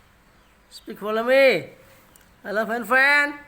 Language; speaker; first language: English; non-native, learner; Vietnamese